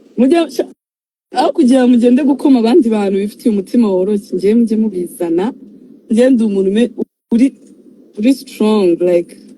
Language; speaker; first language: Kinyarwanda; native; Kinyarwanda